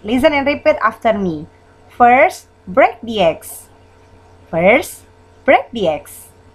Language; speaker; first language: English; non-native, fluent; Indonesian